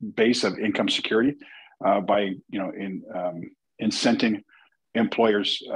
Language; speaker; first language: English; native; English